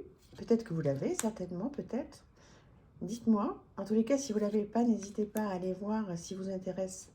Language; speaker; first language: French; native; French